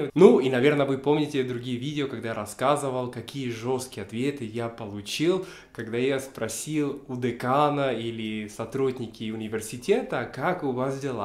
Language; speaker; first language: Russian; non-native, fluent; Spanish